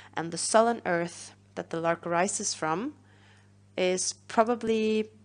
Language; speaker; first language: English; non-native, fluent; Norwegian